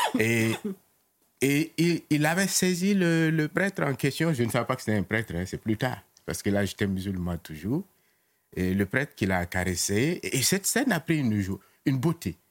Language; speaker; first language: French; non-native, local second language; Mossi